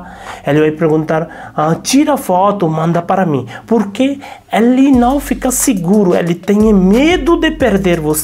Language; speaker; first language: Portuguese; non-native, learner; Hindi